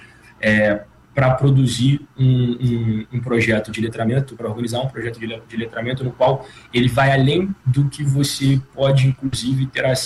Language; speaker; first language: Portuguese; native; Portuguese